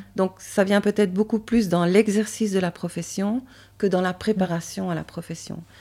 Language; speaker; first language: French; native; French